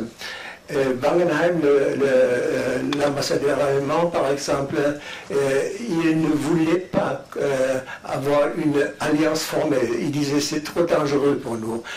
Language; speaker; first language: French; non-native, fluent; German